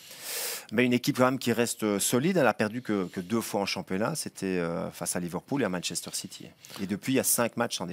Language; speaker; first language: French; native; French